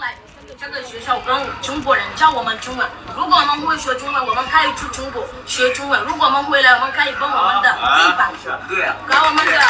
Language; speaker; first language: Chinese; non-native, learner; Hausa